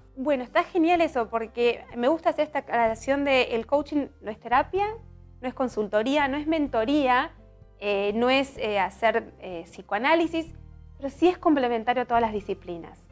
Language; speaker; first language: Spanish; native; Spanish